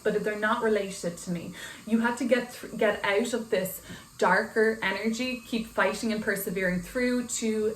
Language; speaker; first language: English; native; English